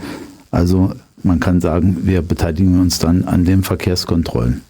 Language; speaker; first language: German; native; German